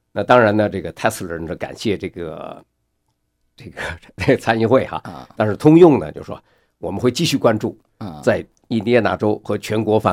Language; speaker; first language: Chinese; native; Chinese